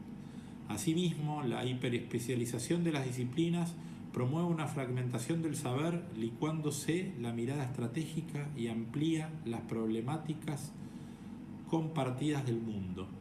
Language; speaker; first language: Spanish; native; Spanish